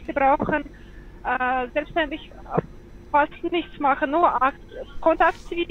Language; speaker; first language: German; non-native, learner; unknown